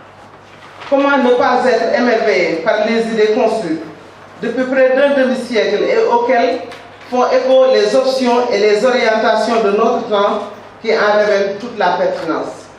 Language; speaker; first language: French; non-native, local second language; Wolof